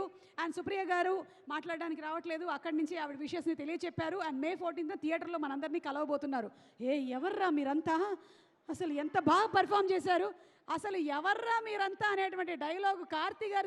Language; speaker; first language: Telugu; native; Telugu